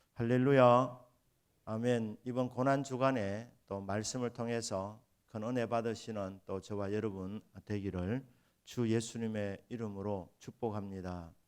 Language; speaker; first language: Korean; native; Korean